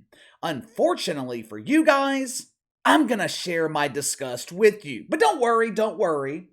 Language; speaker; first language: English; native; English